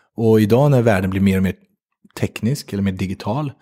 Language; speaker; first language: Swedish; native; Swedish